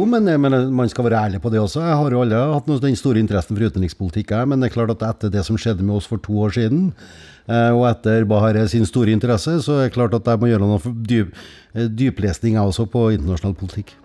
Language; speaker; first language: Norwegian; native; Norwegian